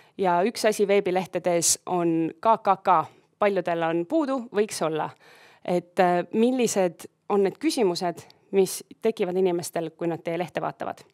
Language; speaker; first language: Estonian; native; Estonian